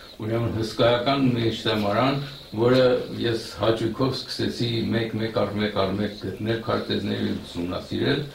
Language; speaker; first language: Armenian; early bilingual, heritage; Armenian